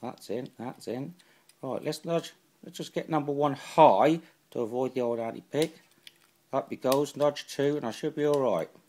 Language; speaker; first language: English; native; English